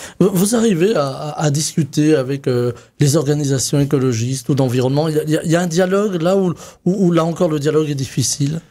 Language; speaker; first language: French; native; French